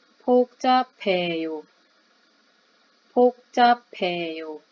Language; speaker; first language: Korean; non-native, fluent; Thai